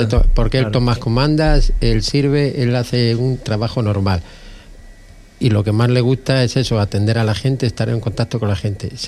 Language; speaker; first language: Spanish; native; Spanish